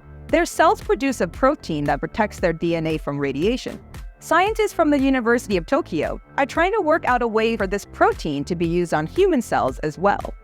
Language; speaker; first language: English; native; English